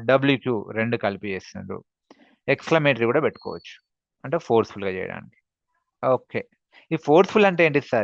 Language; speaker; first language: Telugu; native; Telugu